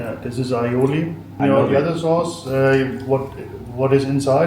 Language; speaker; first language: English; non-native, fluent; German